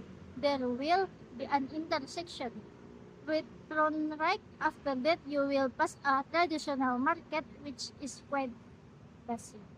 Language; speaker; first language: English; non-native, learner; Indonesian